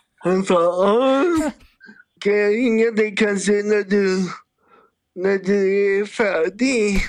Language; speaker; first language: Swedish; native; Swedish